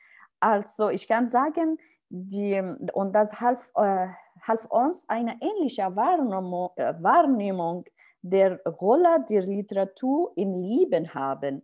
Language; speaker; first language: German; non-native, learner; Arabic